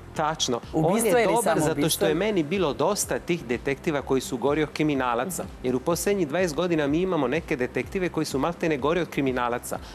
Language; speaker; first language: Bosnian; non-native, fluent; Italian